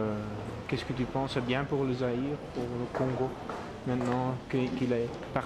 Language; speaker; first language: French; non-native, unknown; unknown